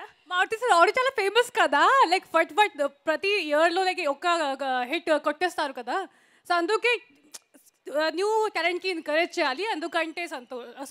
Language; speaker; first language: Telugu; non-native, learner; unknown